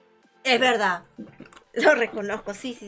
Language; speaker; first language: Spanish; native; Spanish